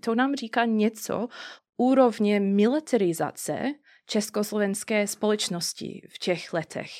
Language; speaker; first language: Czech; non-native, fluent; English